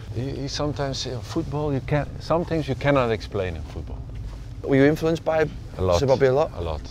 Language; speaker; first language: English; non-native, fluent; Dutch